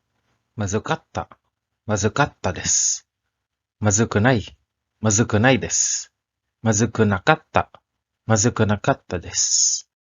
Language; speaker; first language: Japanese; non-native, learner; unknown